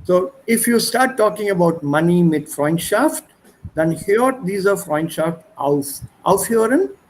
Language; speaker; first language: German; non-native, fluent; Hindi